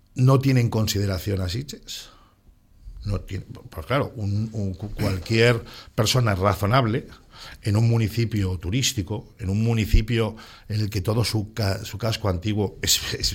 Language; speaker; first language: Spanish; non-native, local second language; Catalan